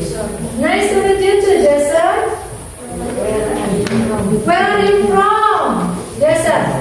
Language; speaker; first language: English; non-native, fluent; Indonesian